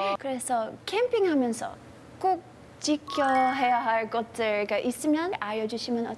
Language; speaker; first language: Korean; non-native, fluent; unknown